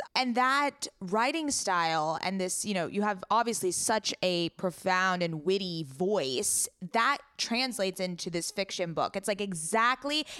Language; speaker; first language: English; native; English